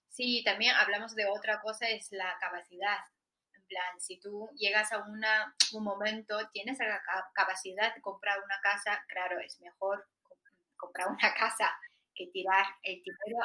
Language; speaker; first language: Spanish; non-native, fluent; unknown